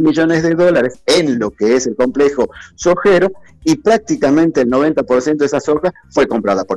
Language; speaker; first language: Spanish; native; Spanish